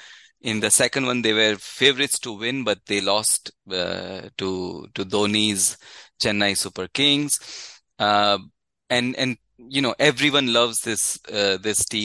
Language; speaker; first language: English; non-native, local second language; Gujarati